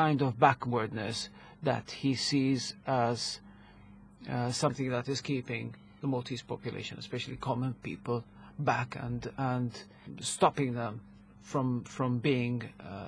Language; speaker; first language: English; non-native, local second language; Maltese